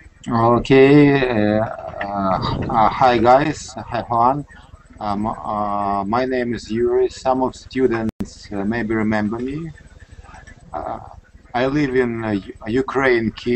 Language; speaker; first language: English; non-native, learner; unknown